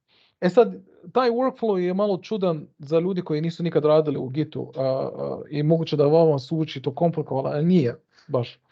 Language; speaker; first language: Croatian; early bilingual, heritage; Bosnian